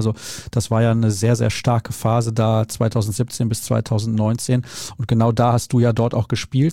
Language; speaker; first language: German; native; German